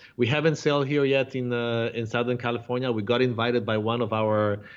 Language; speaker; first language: English; non-native, fluent; Polish